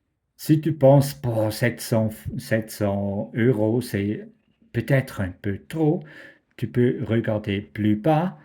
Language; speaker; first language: French; non-native, fluent; German